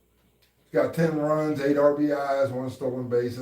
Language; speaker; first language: English; native; English